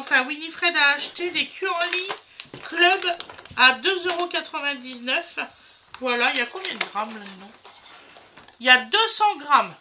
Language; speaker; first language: French; native; French